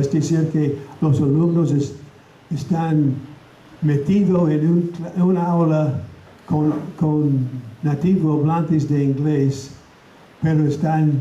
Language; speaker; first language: Spanish; non-native, fluent; English